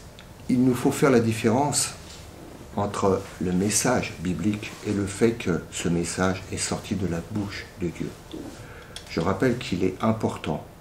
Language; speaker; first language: French; native; French